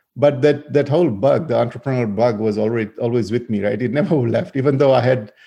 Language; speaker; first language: English; non-native, fluent; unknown